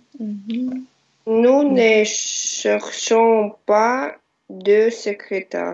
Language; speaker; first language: French; non-native, learner; Russian